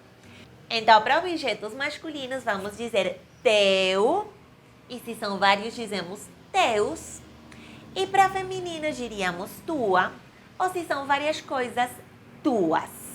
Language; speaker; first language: Portuguese; non-native, fluent; Spanish